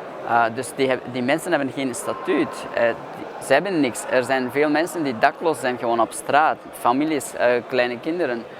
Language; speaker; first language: Dutch; non-native, fluent; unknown